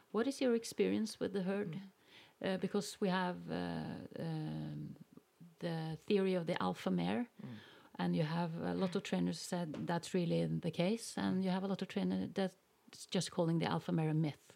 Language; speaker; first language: English; non-native, fluent; Norwegian